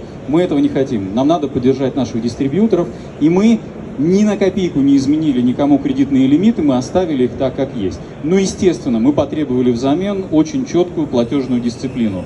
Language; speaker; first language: Russian; native; Russian